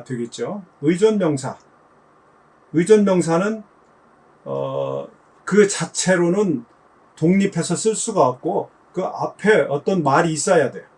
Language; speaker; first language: Korean; native; Korean